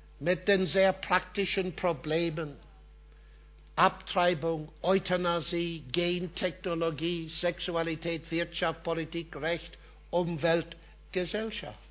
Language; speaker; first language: German; non-native, fluent; English